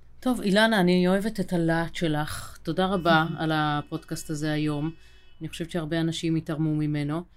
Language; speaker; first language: Hebrew; native; Hebrew